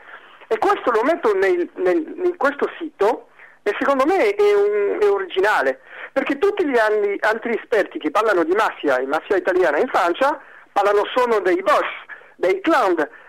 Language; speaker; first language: Italian; non-native, fluent; French